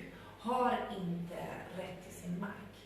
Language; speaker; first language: Swedish; non-native, fluent; Spanish